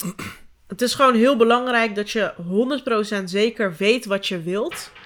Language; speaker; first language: Dutch; early bilingual, other home language; Turkish